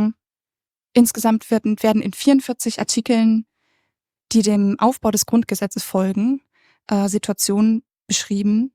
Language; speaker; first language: German; native; German